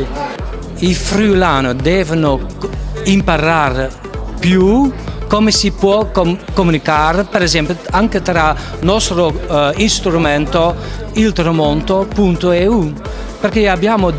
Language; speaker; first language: Italian; non-native, fluent; Dutch